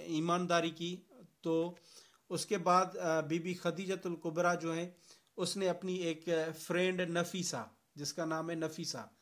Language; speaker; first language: Urdu; non-native, local second language; Sindhi